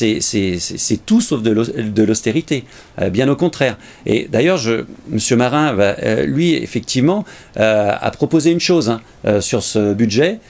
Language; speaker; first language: French; native; French